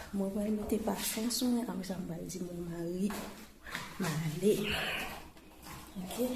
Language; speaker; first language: French; non-native, learner; Haitian Creole